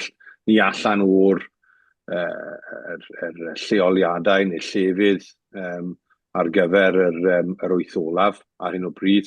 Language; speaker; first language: Welsh; native; Welsh